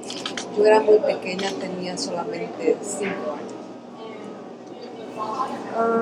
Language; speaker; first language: Spanish; early bilingual, other home language; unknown